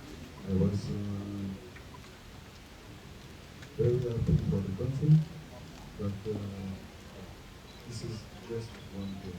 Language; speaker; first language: English; non-native, learner; French